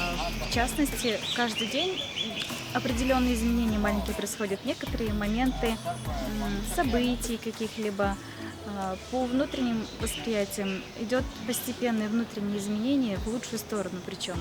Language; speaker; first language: Russian; native; Russian